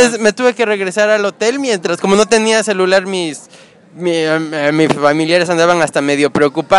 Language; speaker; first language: Spanish; native; Spanish